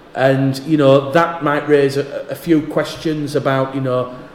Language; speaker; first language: English; native; English